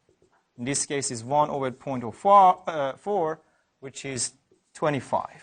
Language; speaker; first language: English; non-native, fluent; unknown